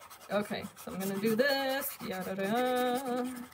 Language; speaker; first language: English; native; English